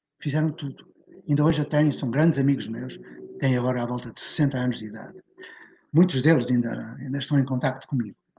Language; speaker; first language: Portuguese; native; Portuguese